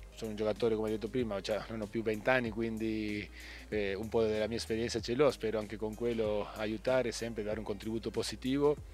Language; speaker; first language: Italian; non-native, fluent; Spanish